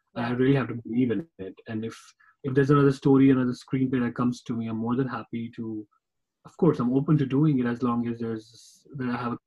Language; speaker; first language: English; non-native, local second language; Kashmiri